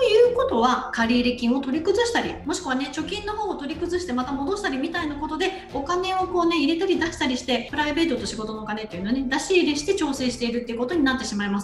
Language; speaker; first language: Japanese; native; Japanese